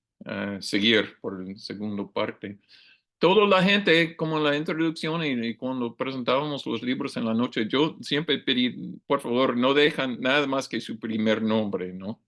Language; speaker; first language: Spanish; non-native, learner; English